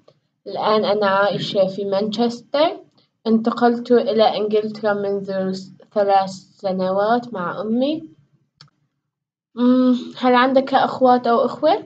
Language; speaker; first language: Arabic; non-native, learner; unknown